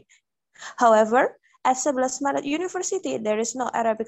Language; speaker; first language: English; non-native, learner; Indonesian